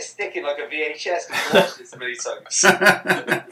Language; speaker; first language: English; native; English